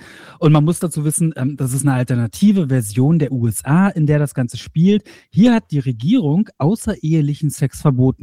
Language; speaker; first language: German; native; German